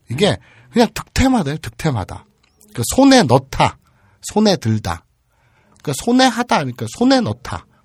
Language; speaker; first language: Korean; native; Korean